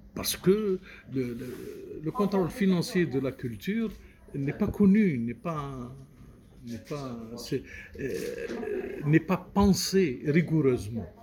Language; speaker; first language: French; non-native, local second language; Arabic